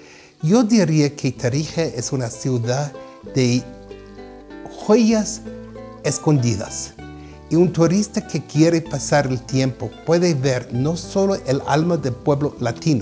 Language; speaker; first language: Spanish; non-native, fluent; English